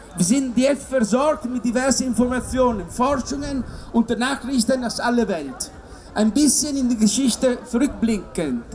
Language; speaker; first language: German; non-native, learner; Italian